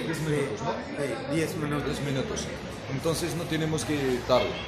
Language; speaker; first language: Spanish; non-native, learner; Arabic